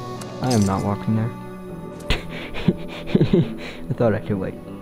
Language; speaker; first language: English; native; English